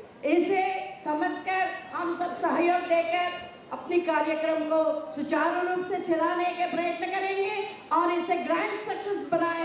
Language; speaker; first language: Hindi; non-native, local second language; Telugu